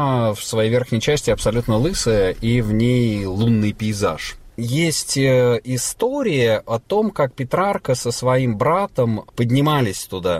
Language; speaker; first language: Russian; native; Russian